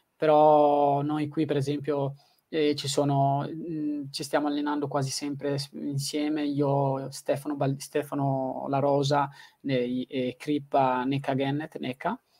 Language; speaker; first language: Italian; early bilingual, other home language; Tigrinya